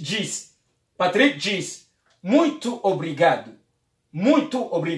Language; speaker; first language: Portuguese; non-native, learner; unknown